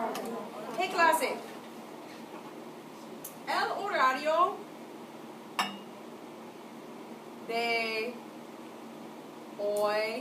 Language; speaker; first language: Spanish; non-native, fluent; English